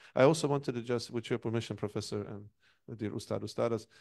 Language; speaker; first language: English; non-native, fluent; Persian